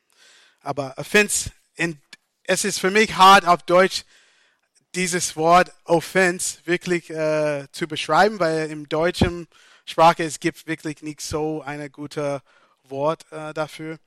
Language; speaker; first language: German; non-native, fluent; English